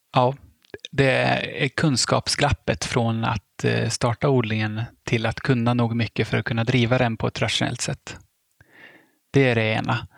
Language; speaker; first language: Swedish; native; Swedish